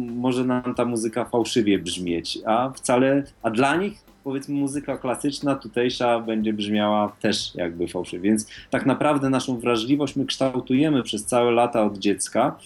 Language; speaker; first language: Polish; native; Polish